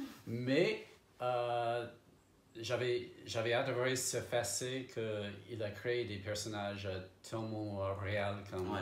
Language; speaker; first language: French; non-native, fluent; English